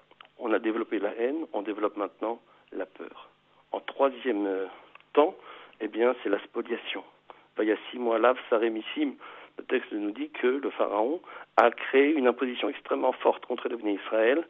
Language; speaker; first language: French; native; French